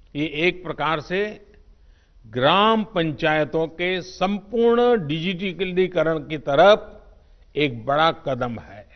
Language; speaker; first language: Hindi; non-native, local second language; Gujarati